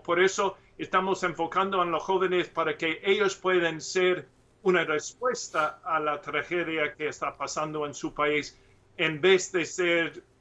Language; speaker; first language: Spanish; non-native, learner; English